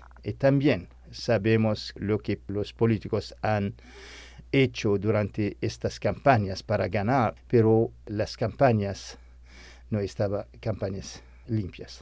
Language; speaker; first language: Spanish; non-native, fluent; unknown